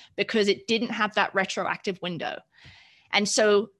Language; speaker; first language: English; native; English